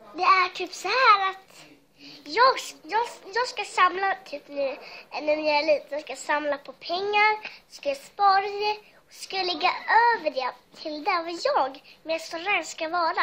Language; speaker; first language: Swedish; early bilingual, other home language; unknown